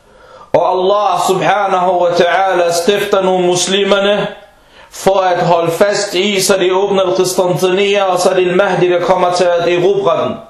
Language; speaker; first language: Danish; non-native, fluent; Arabic